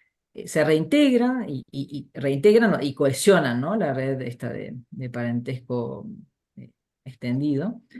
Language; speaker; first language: Spanish; native; Spanish